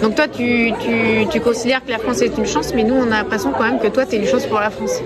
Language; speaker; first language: French; native; French